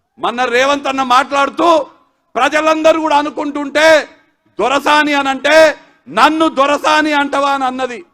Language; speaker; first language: Telugu; native; Telugu